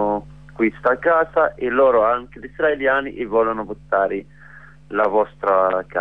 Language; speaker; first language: Italian; non-native, learner; Arabic